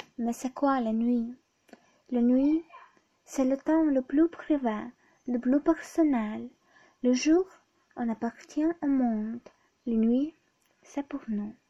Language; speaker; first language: French; non-native, fluent; Ukrainian